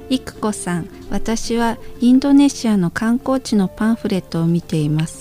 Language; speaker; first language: Japanese; non-native, learner; Indonesian